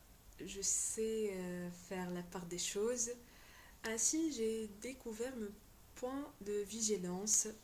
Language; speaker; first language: French; non-native, local second language; Arabic